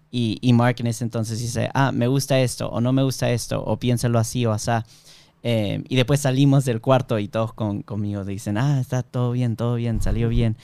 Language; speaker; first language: Spanish; early bilingual, heritage; Spanish